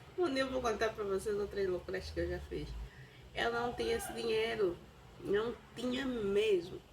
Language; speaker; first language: Portuguese; native; Portuguese